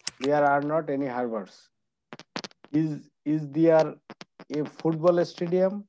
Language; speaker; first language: English; non-native, learner; Bangla